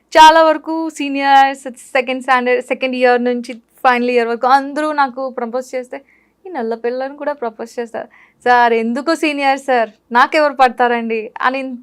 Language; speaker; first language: Telugu; native; Telugu